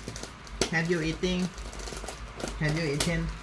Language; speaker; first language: English; non-native, learner; Thai